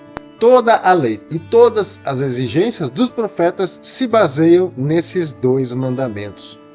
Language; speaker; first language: Portuguese; native; Portuguese